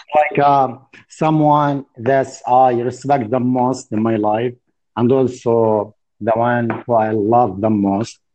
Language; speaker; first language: English; non-native, learner; Arabic